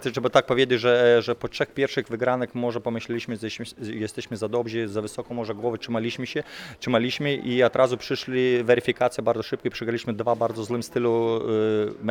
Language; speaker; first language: Polish; non-native, fluent; Lithuanian